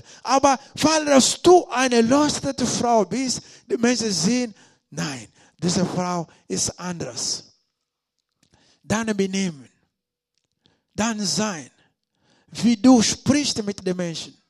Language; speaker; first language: German; non-native, learner; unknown